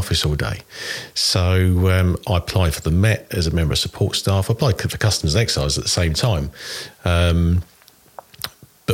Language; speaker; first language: English; native; English